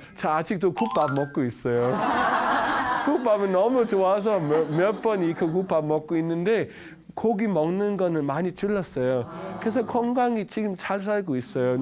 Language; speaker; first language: Korean; non-native, learner; Danish